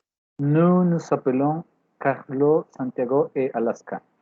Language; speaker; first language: French; non-native, learner; Spanish